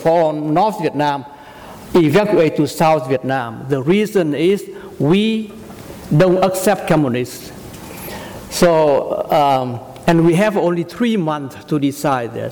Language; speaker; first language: English; non-native, learner; Vietnamese